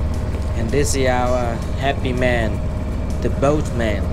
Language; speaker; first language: English; non-native, fluent; Vietnamese